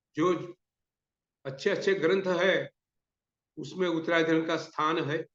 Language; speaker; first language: Hindi; non-native, local second language; Gujarati